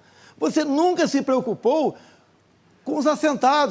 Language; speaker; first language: Portuguese; native; Portuguese